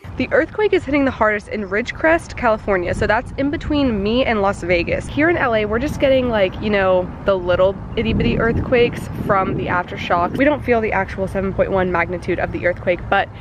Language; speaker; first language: English; native; English